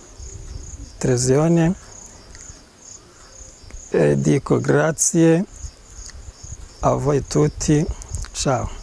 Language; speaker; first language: Italian; non-native, learner; Kinyarwanda